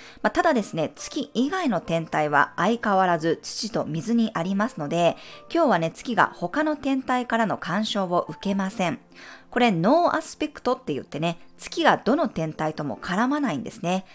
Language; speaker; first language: Japanese; native; Japanese